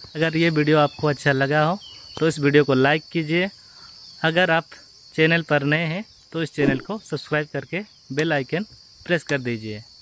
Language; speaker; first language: Hindi; non-native, local second language; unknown